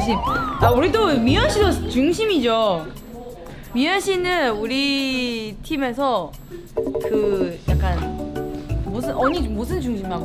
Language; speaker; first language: Korean; non-native, fluent; Chinese